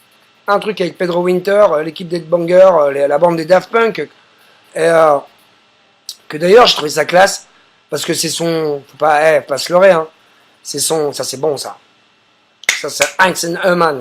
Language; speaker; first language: French; native; French